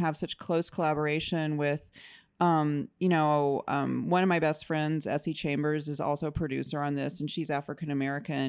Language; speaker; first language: English; native; English